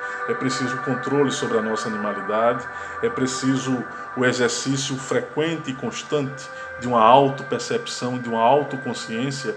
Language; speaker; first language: Portuguese; native; Portuguese